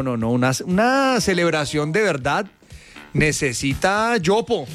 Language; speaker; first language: Spanish; native; Spanish